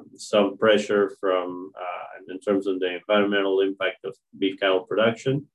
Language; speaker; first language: English; non-native, fluent; Spanish